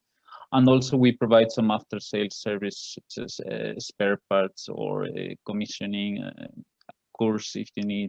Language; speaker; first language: English; non-native, fluent; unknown